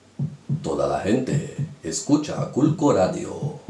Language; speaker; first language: Spanish; non-native, learner; English